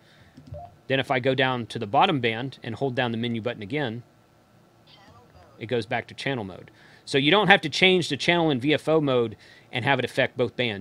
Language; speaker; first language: English; native; English